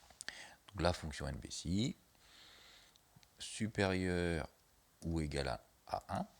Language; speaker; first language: French; native; French